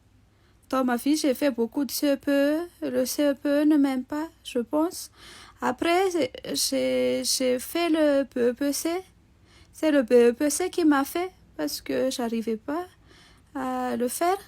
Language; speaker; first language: French; non-native, local second language; Malagasy